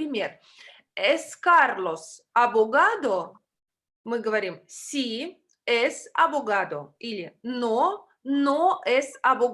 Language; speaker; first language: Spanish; non-native, fluent; Russian